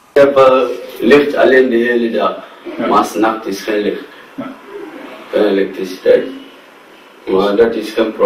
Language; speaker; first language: Dutch; non-native, learner; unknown